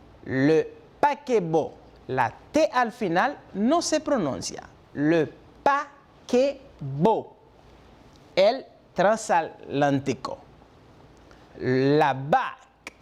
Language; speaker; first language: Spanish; non-native, fluent; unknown